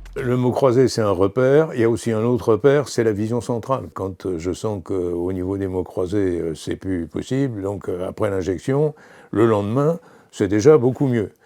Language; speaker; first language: French; native; French